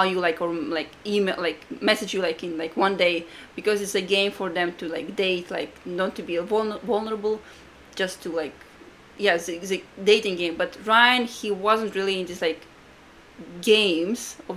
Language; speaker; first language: English; non-native, fluent; Latvian